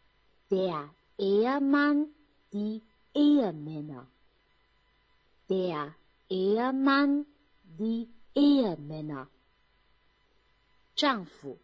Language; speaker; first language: German; non-native, fluent; Chinese